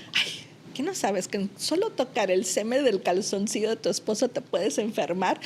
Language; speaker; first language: Spanish; early bilingual, heritage; Spanish